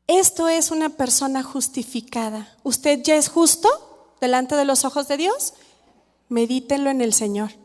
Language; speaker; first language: Spanish; native; Spanish